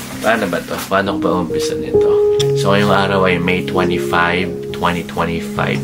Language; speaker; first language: Filipino; native; Filipino